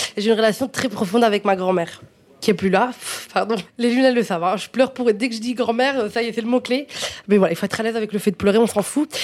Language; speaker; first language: French; non-native, fluent; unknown